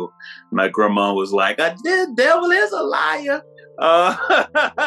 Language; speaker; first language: English; native; English